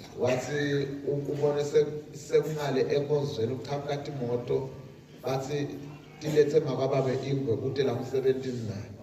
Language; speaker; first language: Zulu; non-native, local second language; Swati